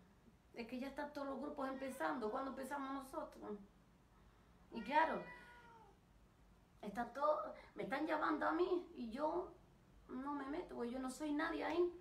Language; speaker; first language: Spanish; native; Spanish